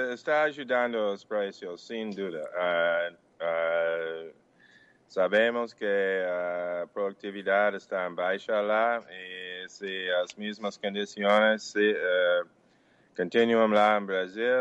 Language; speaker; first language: Portuguese; non-native, fluent; English